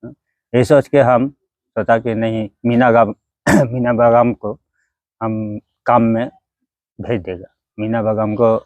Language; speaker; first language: Hindi; non-native, local second language; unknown